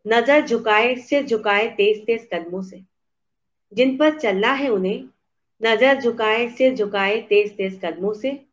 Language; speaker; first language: Hindi; native; Hindi